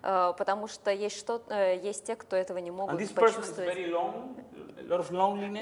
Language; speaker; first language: Russian; native; Russian